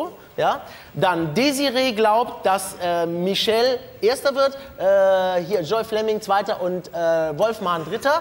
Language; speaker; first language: German; native; German